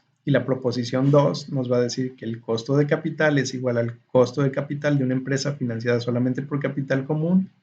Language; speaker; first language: Spanish; native; Spanish